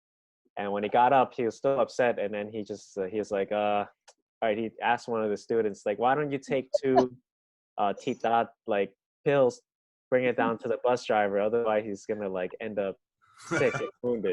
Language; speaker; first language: English; early bilingual, heritage; English